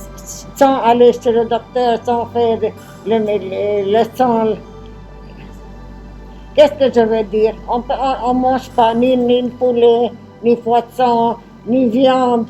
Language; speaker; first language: French; non-native, local second language; Arabic